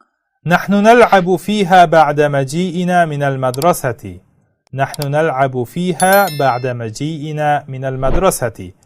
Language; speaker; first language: Arabic; non-native, fluent; Uzbek